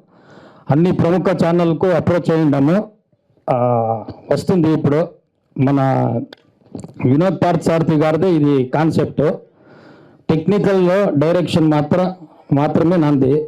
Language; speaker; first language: Telugu; non-native, learner; Kannada